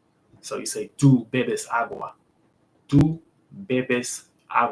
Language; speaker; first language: Spanish; non-native, learner; English